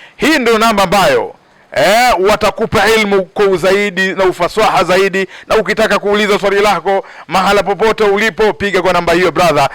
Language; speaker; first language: Swahili; non-native, local second language; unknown